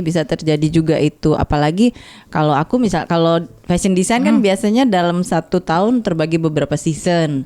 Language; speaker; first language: Indonesian; native; Indonesian